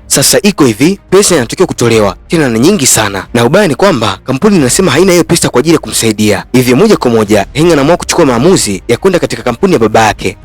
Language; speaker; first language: Swahili; native; Swahili